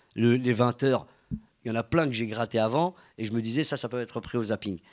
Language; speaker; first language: French; native; French